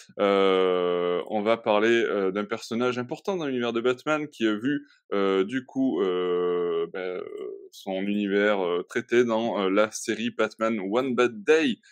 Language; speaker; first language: French; native; French